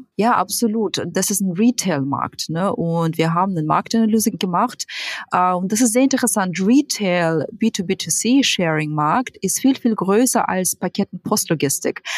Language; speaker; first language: German; non-native, fluent; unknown